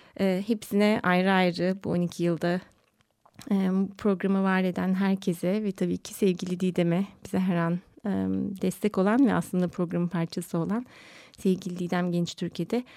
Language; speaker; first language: Turkish; native; Turkish